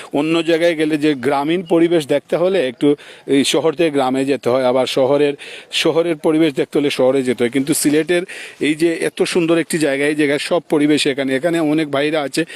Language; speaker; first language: Bangla; native; Bangla